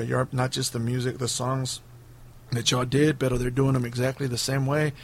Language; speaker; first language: English; early bilingual, other home language; Spanish